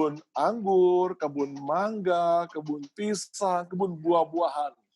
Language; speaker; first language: Indonesian; native; Indonesian